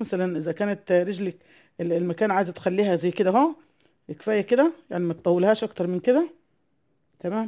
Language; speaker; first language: Arabic; native; Arabic